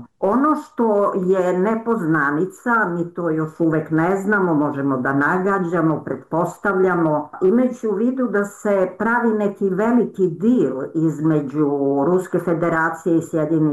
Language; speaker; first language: Serbian; native; Serbian